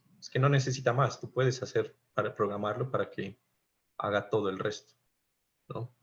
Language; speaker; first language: Spanish; native; Spanish